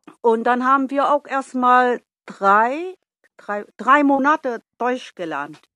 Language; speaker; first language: German; non-native, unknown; Vietnamese